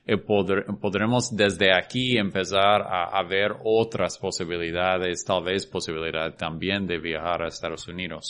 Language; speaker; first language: Spanish; non-native, fluent; English